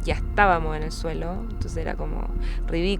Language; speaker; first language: Spanish; native; Spanish